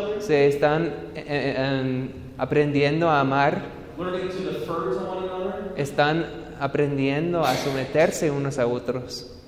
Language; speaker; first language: Spanish; non-native, fluent; English